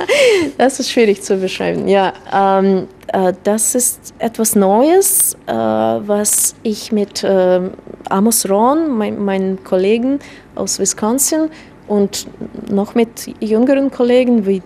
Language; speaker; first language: German; non-native, fluent; Russian